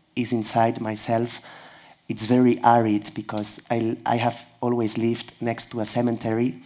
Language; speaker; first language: English; non-native, fluent; Catalan